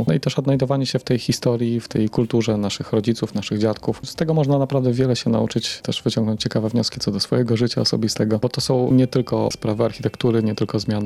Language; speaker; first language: Polish; native; Polish